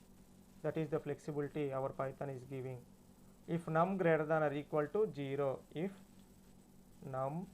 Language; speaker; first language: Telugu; native; Telugu